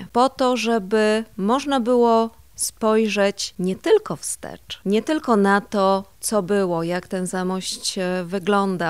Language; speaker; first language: Polish; native; Polish